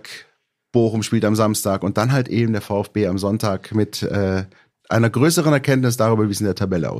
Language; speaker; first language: German; native; German